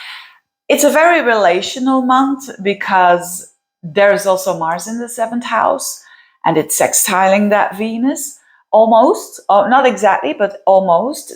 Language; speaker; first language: English; non-native, fluent; Dutch